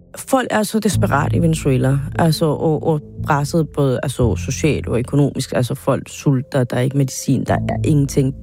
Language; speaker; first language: Danish; non-native, fluent; Spanish